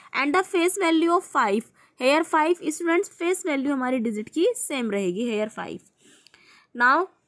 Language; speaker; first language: Hindi; native; Hindi